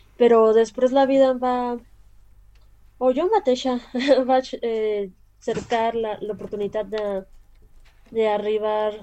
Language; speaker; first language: Catalan; non-native, learner; Spanish